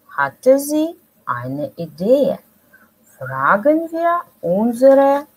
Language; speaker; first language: German; non-native, fluent; Russian